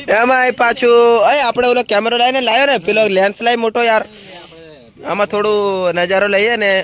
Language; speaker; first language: Gujarati; native; Gujarati